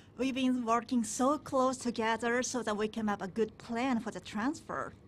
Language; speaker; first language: English; non-native, fluent; Japanese